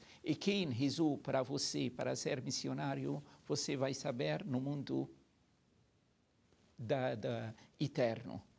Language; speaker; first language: Portuguese; non-native, fluent; Arabic